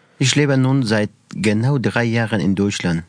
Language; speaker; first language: German; non-native, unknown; Persian